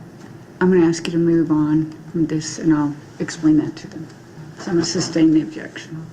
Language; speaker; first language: English; native; English